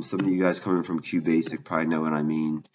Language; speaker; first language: English; native; English